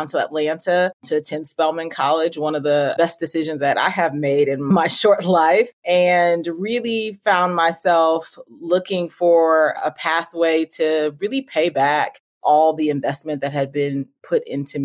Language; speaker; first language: English; native; English